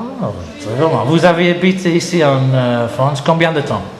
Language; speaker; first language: French; non-native, learner; English